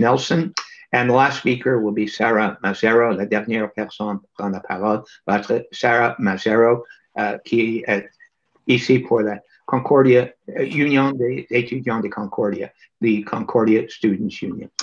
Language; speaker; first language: French; non-native, fluent; English